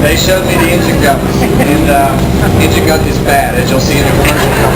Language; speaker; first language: English; native; English